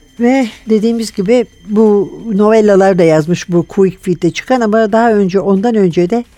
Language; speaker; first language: Turkish; native; Turkish